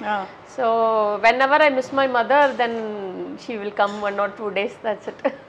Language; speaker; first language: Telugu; non-native, learner; Tamil